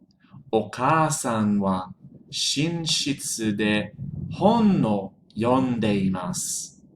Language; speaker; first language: Japanese; non-native, fluent; English